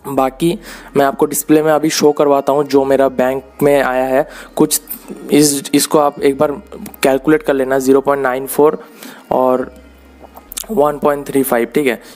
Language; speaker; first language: Hindi; non-native, local second language; Bangla